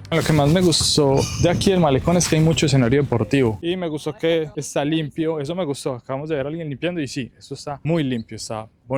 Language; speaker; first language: Spanish; native; Spanish